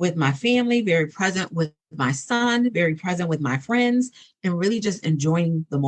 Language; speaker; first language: English; native; English